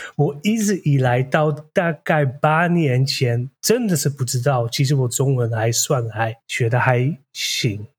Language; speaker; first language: Chinese; non-native, fluent; Dutch